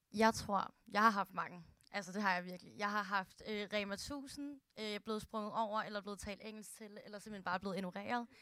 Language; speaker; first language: Danish; early bilingual, other home language; Filipino